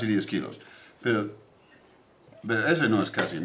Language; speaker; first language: Spanish; non-native, learner; English